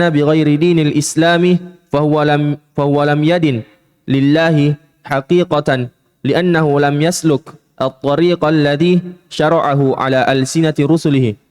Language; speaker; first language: Arabic; non-native, learner; Indonesian